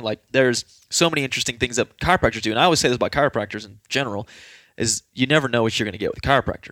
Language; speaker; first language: English; native; English